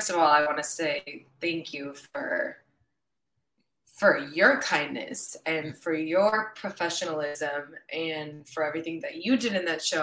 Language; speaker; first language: English; early bilingual, other home language; Spanish